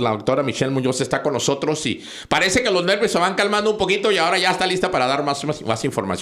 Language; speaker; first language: Spanish; native; Spanish